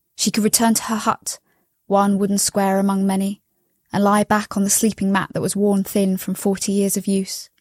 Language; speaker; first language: English; native; English